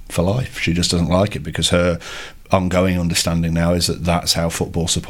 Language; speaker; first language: English; native; English